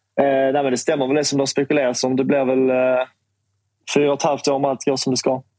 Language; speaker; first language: Swedish; native; Swedish